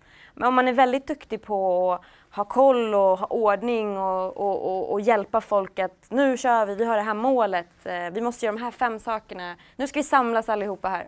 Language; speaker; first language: Swedish; native; Swedish